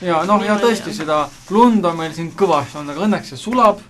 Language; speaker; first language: Estonian; native; Estonian